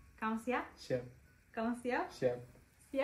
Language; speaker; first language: Indonesian; non-native, learner; Turkish